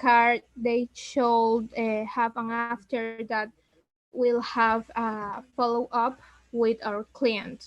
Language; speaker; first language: English; non-native, learner; Spanish